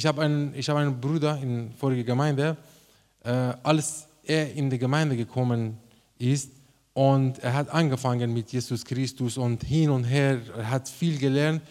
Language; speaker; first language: German; non-native, learner; Persian